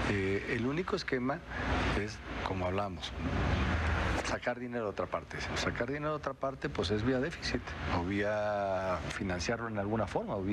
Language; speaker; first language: Spanish; native; Spanish